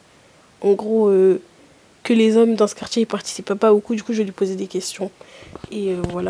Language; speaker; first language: French; native; French